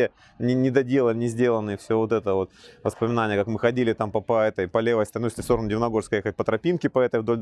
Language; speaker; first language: Russian; native; Russian